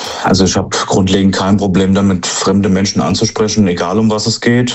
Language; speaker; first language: German; native; German